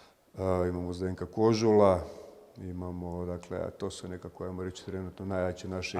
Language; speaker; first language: Croatian; native; Croatian